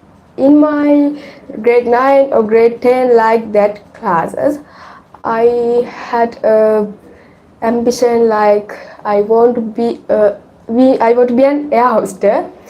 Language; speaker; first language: English; non-native, learner; Sinhala